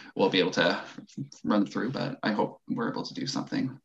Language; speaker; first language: English; non-native, fluent; French